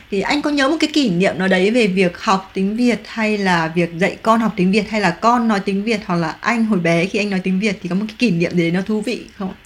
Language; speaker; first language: Vietnamese; native; Vietnamese